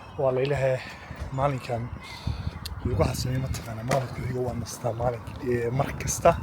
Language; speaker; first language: Somali; early bilingual, heritage; Somali